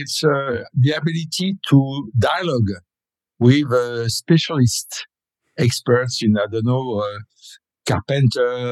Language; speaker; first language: English; non-native, fluent; French